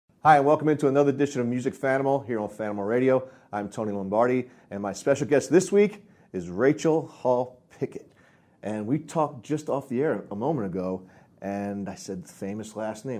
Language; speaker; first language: English; native; English